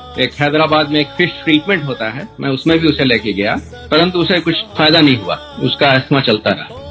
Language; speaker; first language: Hindi; native; Hindi